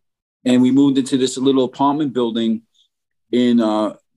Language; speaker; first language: English; native; English